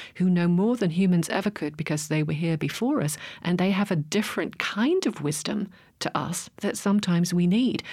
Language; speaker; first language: English; native; English